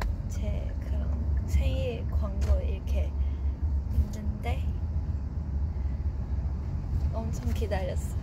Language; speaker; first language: Korean; non-native, fluent; Chinese